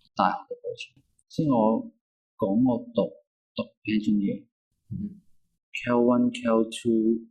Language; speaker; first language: Cantonese; native; Cantonese